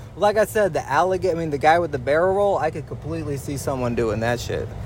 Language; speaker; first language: English; native; English